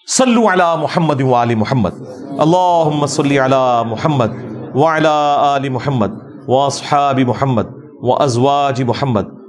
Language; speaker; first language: Urdu; non-native, local second language; Punjabi